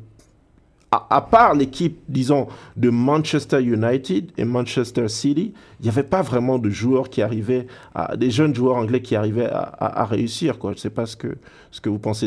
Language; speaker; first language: French; native; French